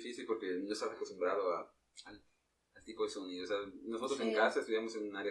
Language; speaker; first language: Spanish; native; Spanish